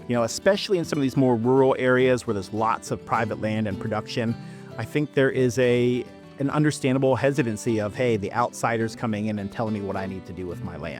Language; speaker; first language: English; native; English